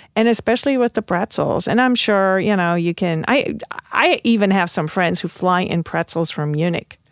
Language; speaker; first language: English; non-native, fluent; German